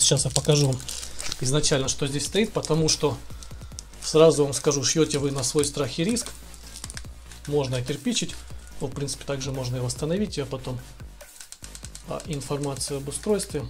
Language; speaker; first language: Russian; native; Russian